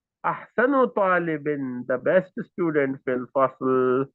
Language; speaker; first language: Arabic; non-native, fluent; Hindi